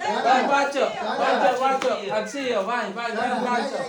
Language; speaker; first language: Italian; non-native, local second language; Filipino